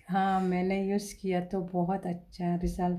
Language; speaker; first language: Hindi; non-native, fluent; Somali